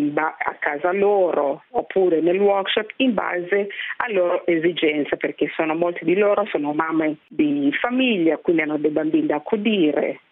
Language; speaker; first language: Italian; non-native, fluent; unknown